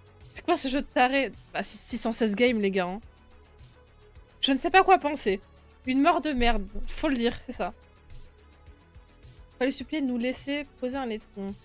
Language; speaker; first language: French; native; French